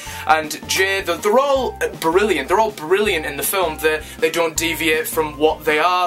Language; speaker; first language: English; native; English